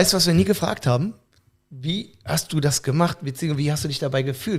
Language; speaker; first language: German; native; German